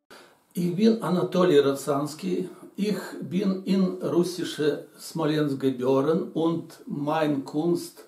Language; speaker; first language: German; non-native, learner; Russian